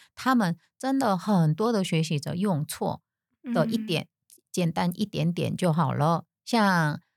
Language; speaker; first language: Chinese; non-native, fluent; Korean